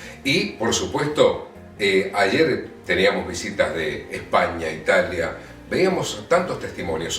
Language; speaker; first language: Spanish; native; Spanish